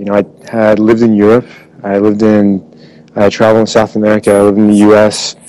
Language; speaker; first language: English; native; English